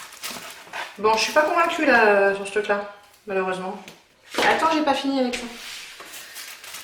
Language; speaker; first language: French; native; French